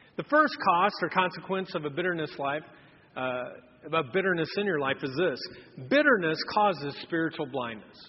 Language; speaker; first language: English; native; English